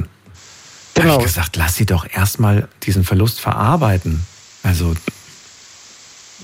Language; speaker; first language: German; native; German